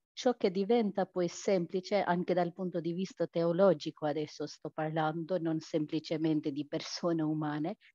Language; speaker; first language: Italian; non-native, fluent; Albanian